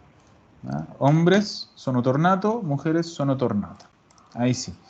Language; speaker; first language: Italian; non-native, fluent; Spanish